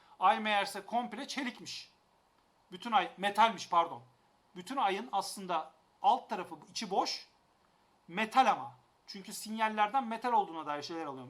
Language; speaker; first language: Turkish; native; Turkish